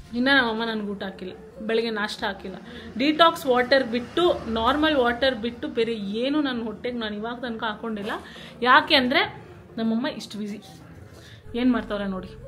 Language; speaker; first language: Kannada; native; Kannada